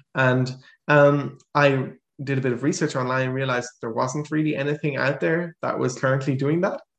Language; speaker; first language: English; native; English